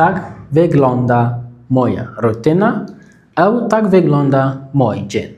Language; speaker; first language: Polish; non-native, learner; Arabic